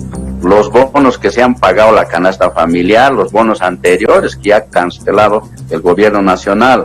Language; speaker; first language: Spanish; native; Spanish